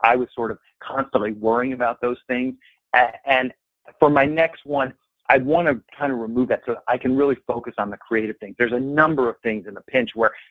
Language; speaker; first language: English; native; English